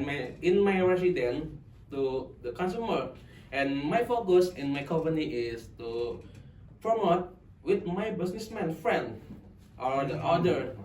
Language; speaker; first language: English; non-native, local second language; Indonesian